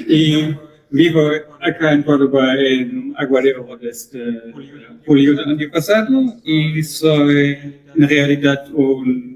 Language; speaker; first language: Spanish; non-native, learner; German